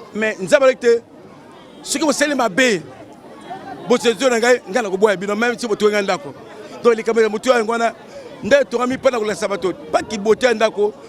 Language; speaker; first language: Lingala; native; Lingala